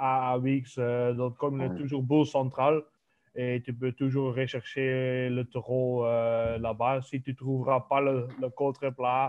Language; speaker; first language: French; non-native, local second language; Dutch